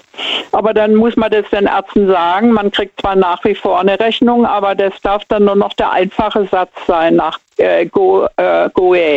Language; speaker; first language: German; native; German